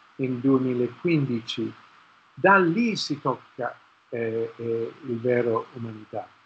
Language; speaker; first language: Italian; non-native, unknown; English